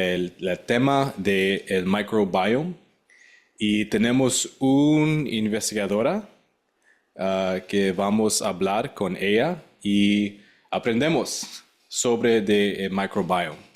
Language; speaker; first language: Spanish; non-native, learner; English